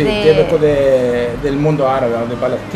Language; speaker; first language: Spanish; non-native, learner; Arabic